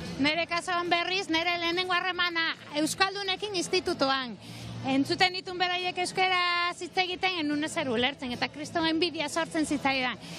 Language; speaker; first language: Basque; non-native, local second language; Spanish